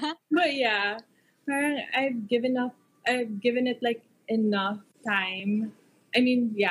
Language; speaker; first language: English; non-native, local second language; Hiligaynon